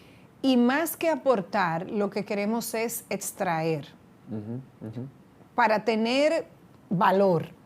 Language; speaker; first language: Spanish; native; Spanish